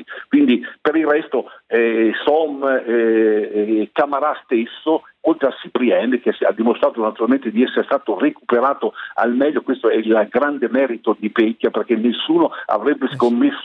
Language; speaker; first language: Italian; native; Italian